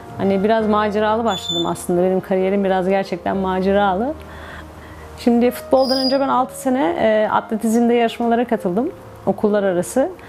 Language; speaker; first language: Turkish; native; Turkish